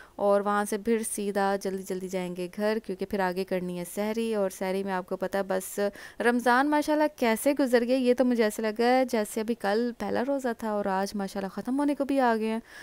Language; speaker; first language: Urdu; native; Urdu